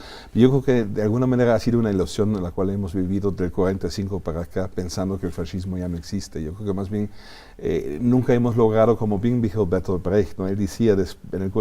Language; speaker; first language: Spanish; non-native, fluent; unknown